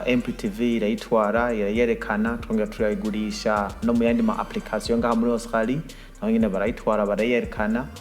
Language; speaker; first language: Rundi; early bilingual, heritage; Rundi